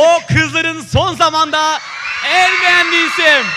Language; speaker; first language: Turkish; native; Turkish